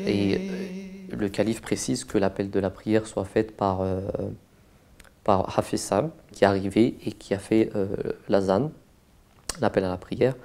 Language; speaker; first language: French; native; French